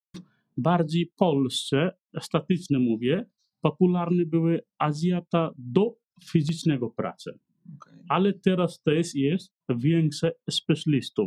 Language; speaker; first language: Polish; non-native, learner; Nepali